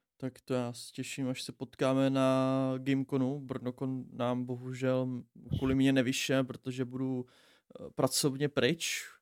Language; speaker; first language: Czech; native; Czech